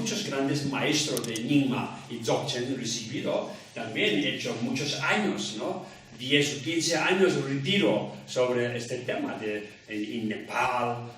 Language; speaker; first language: Spanish; non-native, learner; Tibetan